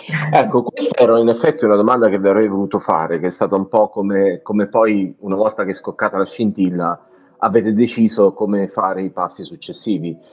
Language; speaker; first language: Italian; native; Italian